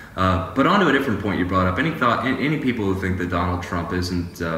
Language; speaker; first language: English; native; English